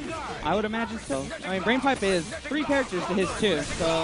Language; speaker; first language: English; native; English